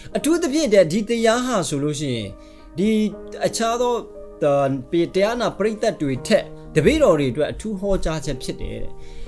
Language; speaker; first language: Burmese; non-native, local second language; Hakha Chin